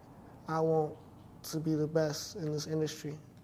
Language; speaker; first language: English; native; English